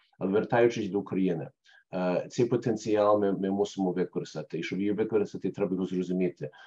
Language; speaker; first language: Ukrainian; early bilingual, heritage; Ukrainian